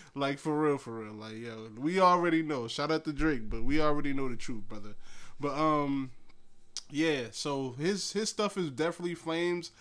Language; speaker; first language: English; native; English